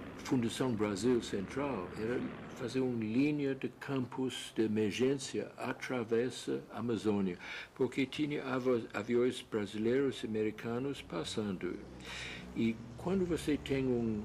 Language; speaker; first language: Portuguese; non-native, fluent; English